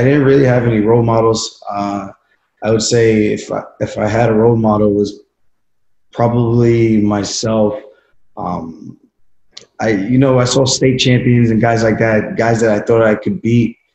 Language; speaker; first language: English; native; English